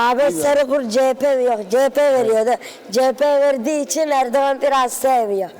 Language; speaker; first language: Turkish; early bilingual, other home language; Arabic